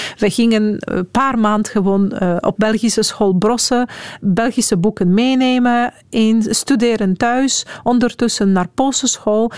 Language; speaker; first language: Dutch; non-native, fluent; Polish